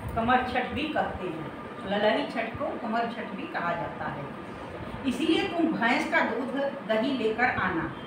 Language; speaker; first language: Hindi; native; Hindi